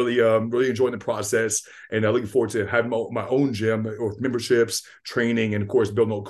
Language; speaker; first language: English; native; English